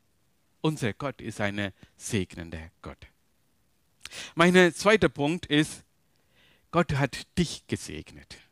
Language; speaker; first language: German; non-native, learner; Tamil